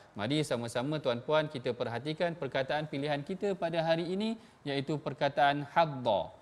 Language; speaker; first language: Malay; native; Malay